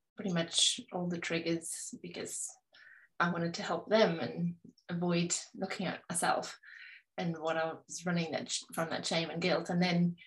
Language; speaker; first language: English; native; English